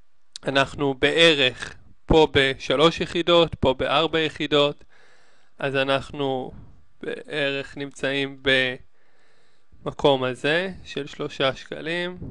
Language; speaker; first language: Hebrew; native; Hebrew